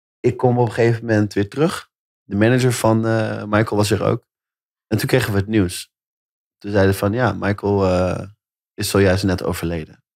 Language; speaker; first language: Dutch; native; Dutch